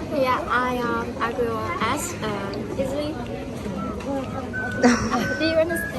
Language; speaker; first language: English; non-native, learner; Vietnamese